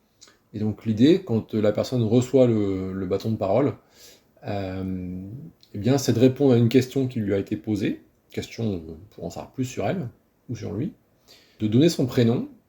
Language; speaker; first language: French; native; French